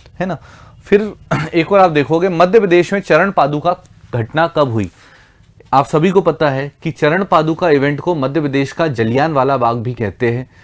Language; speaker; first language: Hindi; native; Hindi